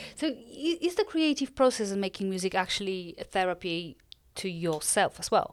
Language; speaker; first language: English; non-native, fluent; Polish